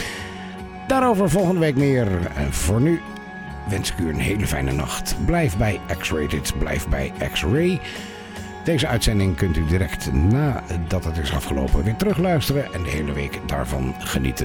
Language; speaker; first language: Dutch; native; Dutch